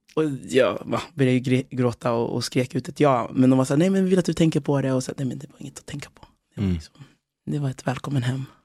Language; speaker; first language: Swedish; early bilingual, other home language; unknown